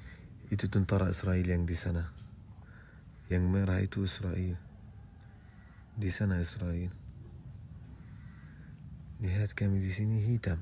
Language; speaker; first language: Indonesian; non-native, fluent; Arabic